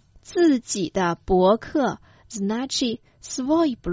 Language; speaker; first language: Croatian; non-native, fluent; Chinese